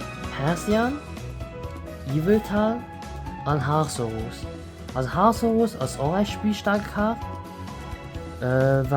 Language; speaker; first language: German; non-native, local second language; Luxembourgish